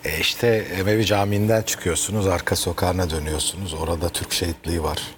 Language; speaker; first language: Turkish; native; Turkish